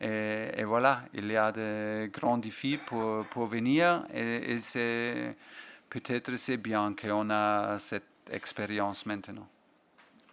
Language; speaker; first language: French; non-native, fluent; German